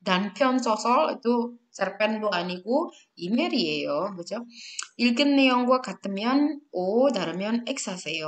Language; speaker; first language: Korean; non-native, fluent; Indonesian